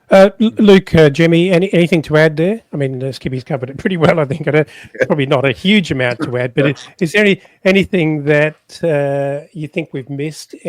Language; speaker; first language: English; native; English